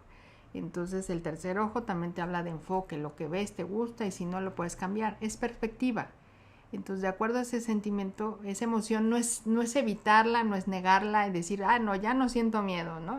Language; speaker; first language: Spanish; native; Spanish